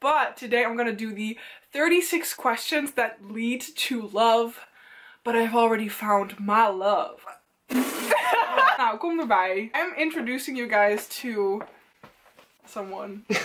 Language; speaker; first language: English; non-native, fluent; Dutch